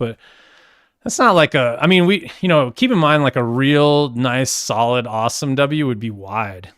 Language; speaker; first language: English; native; English